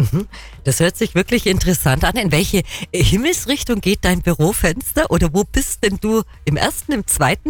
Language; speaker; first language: German; native; German